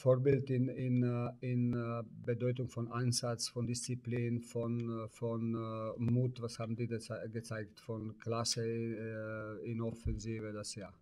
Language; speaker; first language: German; non-native, learner; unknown